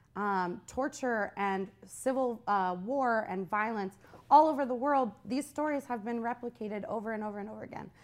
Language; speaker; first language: English; native; English